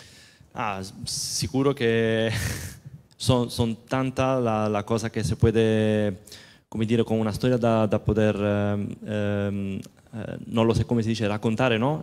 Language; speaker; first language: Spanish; non-native, fluent; Italian